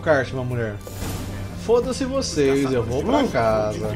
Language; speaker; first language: Portuguese; native; Portuguese